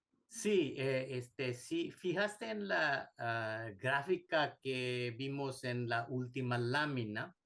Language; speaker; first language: Spanish; non-native, fluent; Bangla